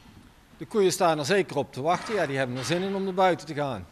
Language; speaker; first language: Dutch; native; Dutch